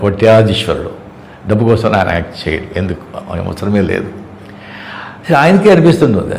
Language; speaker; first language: Telugu; non-native, local second language; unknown